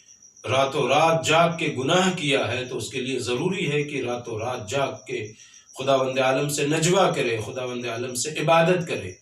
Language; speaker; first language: Urdu; native; Urdu